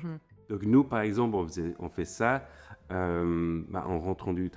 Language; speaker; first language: French; native; French